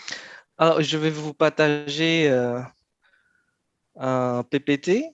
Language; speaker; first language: French; non-native, fluent; Chinese